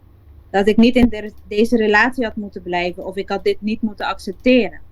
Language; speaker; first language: Dutch; non-native, local second language; Papiamento